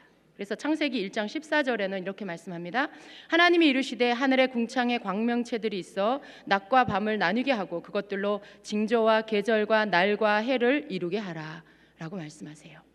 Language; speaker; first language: Korean; native; Korean